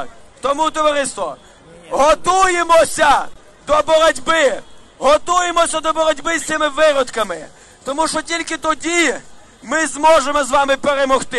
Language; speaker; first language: Ukrainian; native; Ukrainian